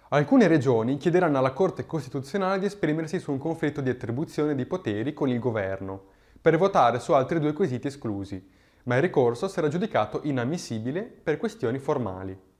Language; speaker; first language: Italian; native; Italian